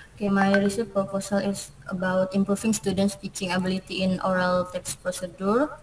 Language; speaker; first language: English; non-native, learner; Indonesian